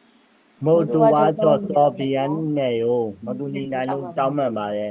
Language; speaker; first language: Korean; non-native, learner; Burmese